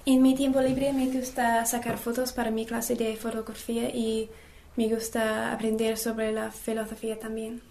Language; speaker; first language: Spanish; non-native, learner; English